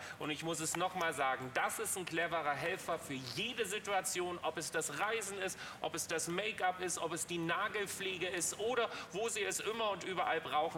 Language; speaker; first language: German; native; German